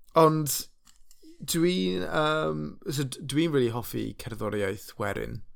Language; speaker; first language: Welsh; non-native, local second language; English